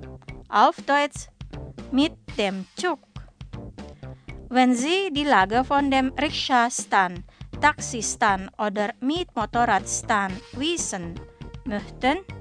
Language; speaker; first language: German; non-native, fluent; Indonesian